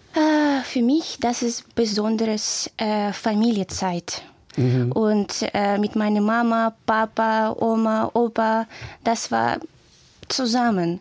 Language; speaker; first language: German; non-native, learner; Ukrainian